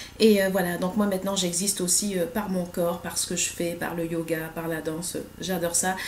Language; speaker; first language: French; native; French